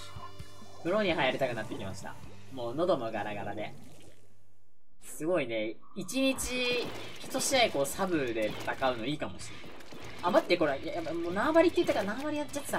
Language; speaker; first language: Japanese; native; Japanese